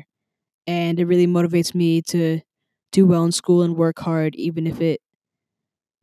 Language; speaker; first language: English; native; English